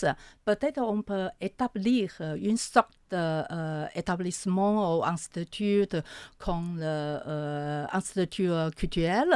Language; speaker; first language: French; non-native, fluent; Chinese